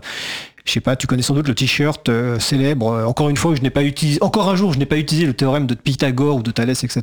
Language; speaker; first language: French; native; French